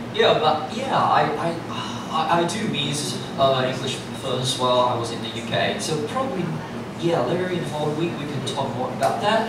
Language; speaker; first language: English; non-native, fluent; Chinese